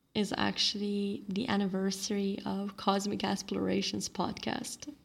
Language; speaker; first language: English; non-native, fluent; Slovenian